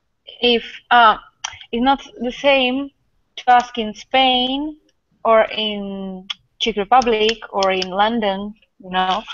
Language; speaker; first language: English; non-native, learner; Spanish